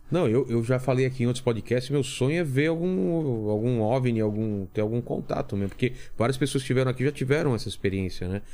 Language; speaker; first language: Portuguese; native; Portuguese